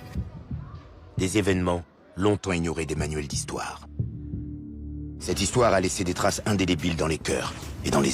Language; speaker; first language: French; native; French